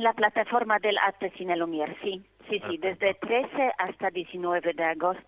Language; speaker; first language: Spanish; non-native, fluent; Polish